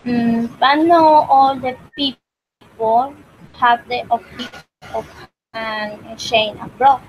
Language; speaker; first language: English; non-native, learner; Spanish